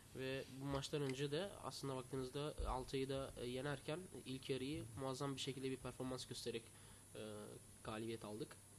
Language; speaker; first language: Turkish; native; Turkish